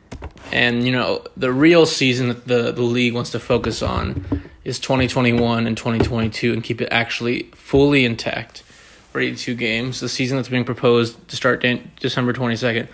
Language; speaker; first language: English; native; English